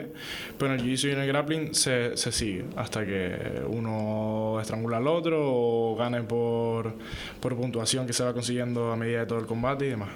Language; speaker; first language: Spanish; native; Spanish